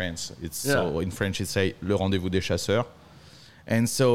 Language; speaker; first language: English; non-native, learner; French